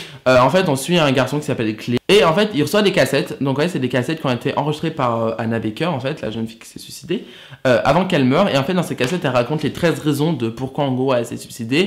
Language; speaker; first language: French; native; French